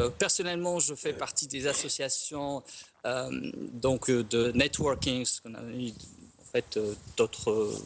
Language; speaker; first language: French; non-native, local second language; Arabic